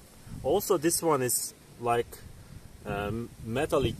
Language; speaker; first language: English; non-native, learner; Turkish